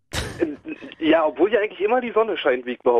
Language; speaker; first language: German; native; German